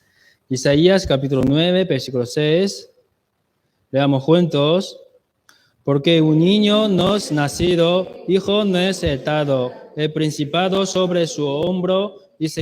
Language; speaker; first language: Spanish; non-native, learner; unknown